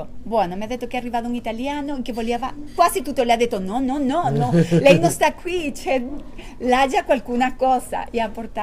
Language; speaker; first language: Italian; non-native, learner; Spanish